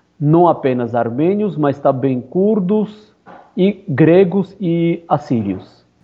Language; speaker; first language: Portuguese; non-native, fluent; Armenian